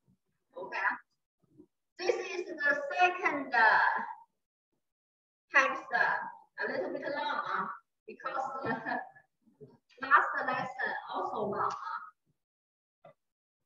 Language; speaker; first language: English; non-native, learner; Chinese